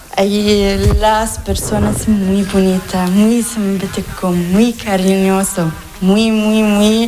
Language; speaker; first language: Spanish; non-native, learner; Arabic